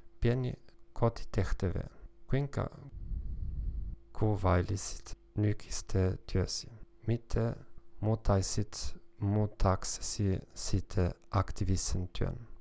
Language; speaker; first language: Finnish; non-native, learner; German